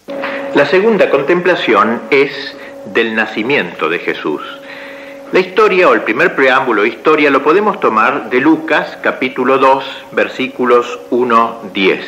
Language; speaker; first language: Spanish; native; Spanish